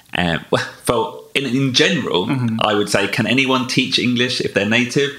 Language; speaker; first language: English; native; English